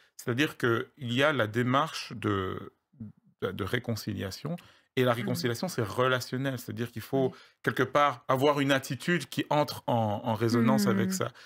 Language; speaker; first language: French; native; French